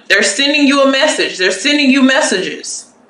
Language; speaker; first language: English; native; English